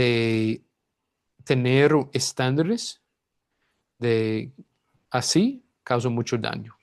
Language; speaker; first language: Spanish; non-native, fluent; English